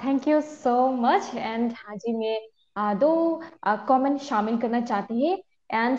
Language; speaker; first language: Hindi; non-native, local second language; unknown